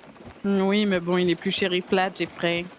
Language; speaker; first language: French; native; French